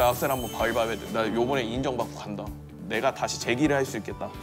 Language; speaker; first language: Korean; native; Korean